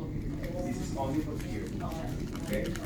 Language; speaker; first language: English; non-native, learner; Spanish